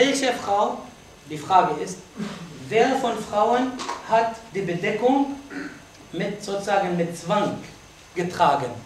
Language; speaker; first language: German; non-native, fluent; Arabic